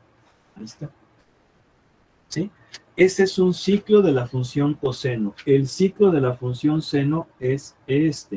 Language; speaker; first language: Spanish; native; Spanish